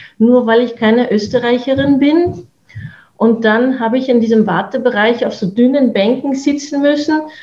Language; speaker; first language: German; native; German